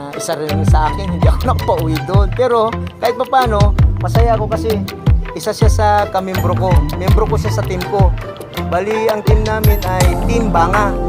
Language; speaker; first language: Filipino; non-native, local second language; Iloko